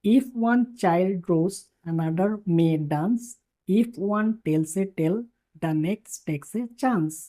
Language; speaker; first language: English; non-native, local second language; Assamese